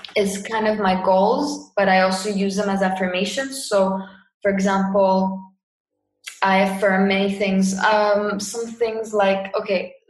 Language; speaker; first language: English; non-native, fluent; Greek